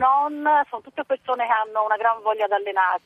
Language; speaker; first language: Italian; native; Italian